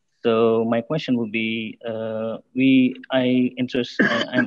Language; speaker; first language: English; non-native, fluent; Indonesian